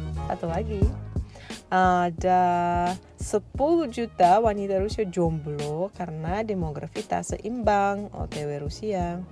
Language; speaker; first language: Indonesian; non-native, fluent; Russian